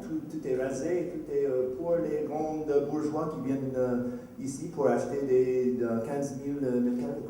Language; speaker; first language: French; non-native, fluent; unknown